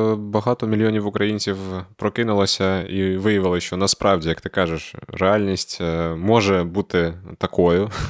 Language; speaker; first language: Ukrainian; non-native, local second language; Russian